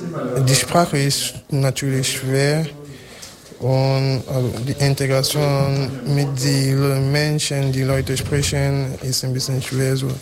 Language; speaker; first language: German; non-native, learner; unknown